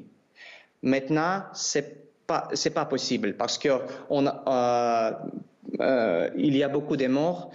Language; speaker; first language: French; non-native, learner; Russian